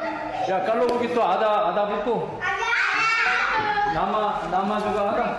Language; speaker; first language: Indonesian; non-native, learner; Korean